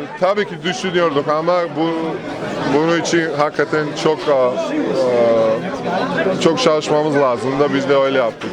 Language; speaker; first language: Turkish; non-native, fluent; Georgian